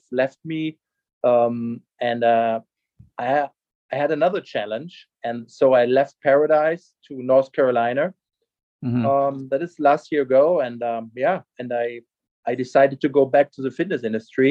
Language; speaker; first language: English; non-native, fluent; German